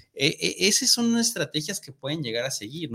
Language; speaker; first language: Spanish; native; Spanish